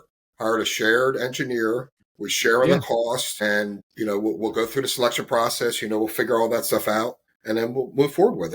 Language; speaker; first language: English; native; English